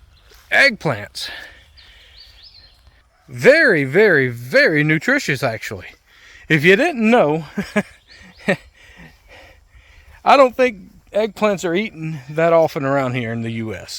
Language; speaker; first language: English; native; English